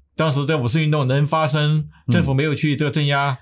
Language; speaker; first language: Chinese; native; Chinese